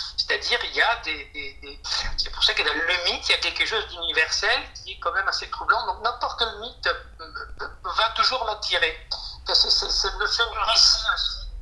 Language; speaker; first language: French; non-native, fluent; Spanish